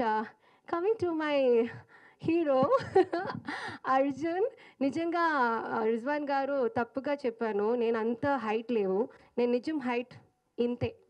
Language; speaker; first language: Telugu; non-native, learner; Malayalam